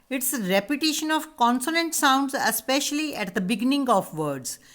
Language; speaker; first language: English; non-native, local second language; Punjabi